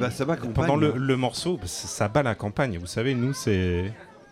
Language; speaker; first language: French; native; French